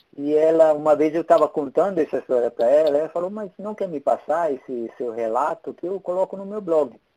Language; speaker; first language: Portuguese; non-native, fluent; Italian